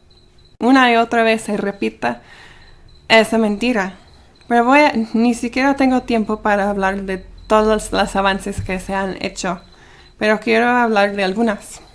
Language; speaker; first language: Spanish; early bilingual, heritage; Spanish